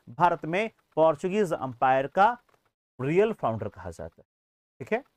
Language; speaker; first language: Hindi; native; Hindi